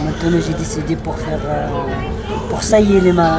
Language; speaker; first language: French; non-native, learner; Arabic